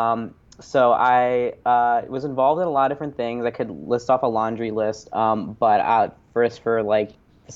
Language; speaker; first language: English; native; English